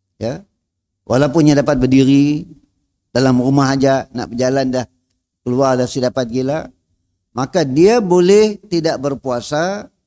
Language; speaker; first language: Malay; native; Malay